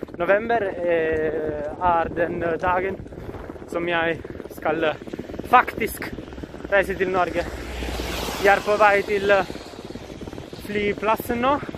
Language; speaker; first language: Norwegian; non-native, learner; Italian